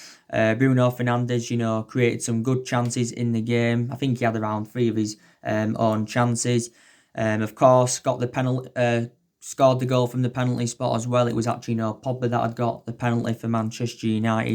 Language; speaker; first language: English; native; English